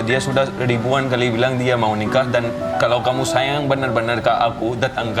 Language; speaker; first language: Indonesian; non-native, fluent; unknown